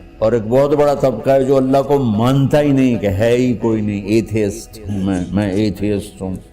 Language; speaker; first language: Urdu; non-native, local second language; Punjabi